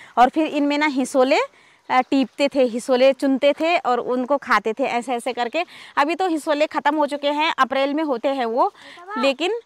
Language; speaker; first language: Hindi; non-native, local second language; Garhwali